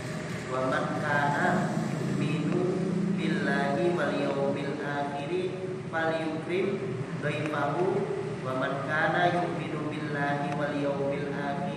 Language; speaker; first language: Arabic; non-native, learner; Indonesian